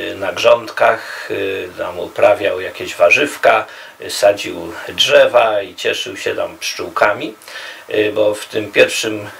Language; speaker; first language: Polish; native; Polish